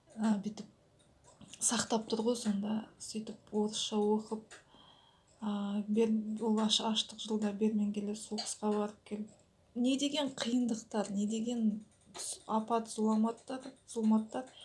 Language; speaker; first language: Kazakh; native; Kazakh